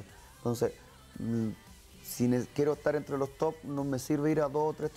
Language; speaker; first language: Spanish; native; Spanish